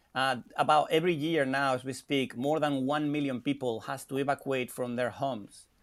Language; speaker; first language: English; non-native, fluent; Spanish